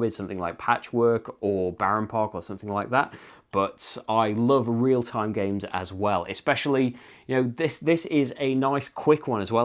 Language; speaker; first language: English; native; English